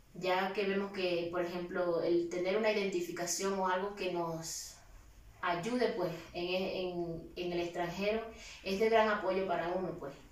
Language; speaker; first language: Spanish; native; Spanish